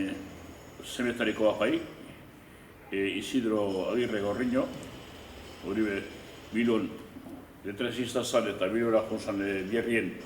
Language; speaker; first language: Basque; native; Basque